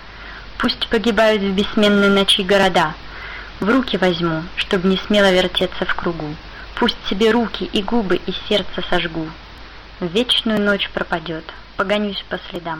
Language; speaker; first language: Russian; native; Russian